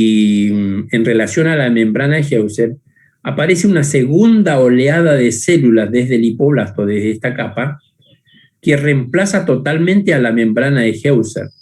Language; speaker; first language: Spanish; native; Spanish